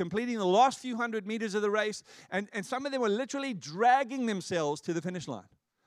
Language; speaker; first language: English; native; English